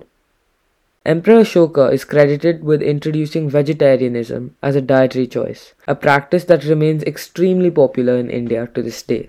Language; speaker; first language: English; non-native, local second language; Hindi